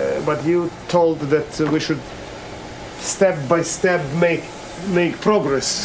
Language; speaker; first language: English; non-native, fluent; Ukrainian